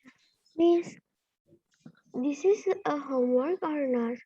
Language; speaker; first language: English; non-native, learner; Indonesian